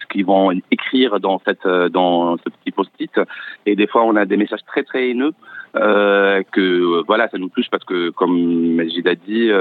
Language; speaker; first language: French; non-native, local second language; Arabic